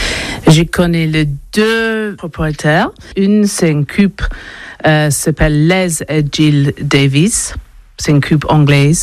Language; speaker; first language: French; non-native, learner; English